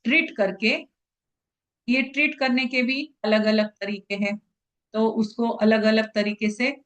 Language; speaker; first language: Hindi; non-native, local second language; Marathi